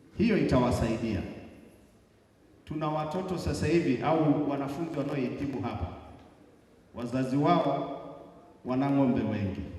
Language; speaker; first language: Swahili; non-native, local second language; Masai